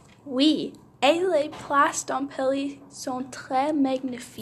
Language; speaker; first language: French; non-native, learner; English